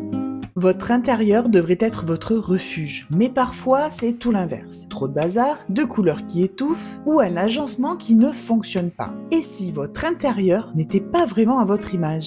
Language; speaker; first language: French; native; French